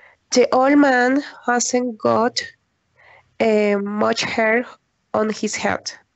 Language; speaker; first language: English; non-native, learner; Spanish